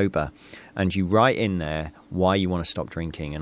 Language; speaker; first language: English; native; English